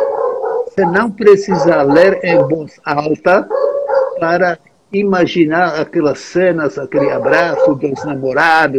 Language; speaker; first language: Portuguese; non-native, fluent; Czech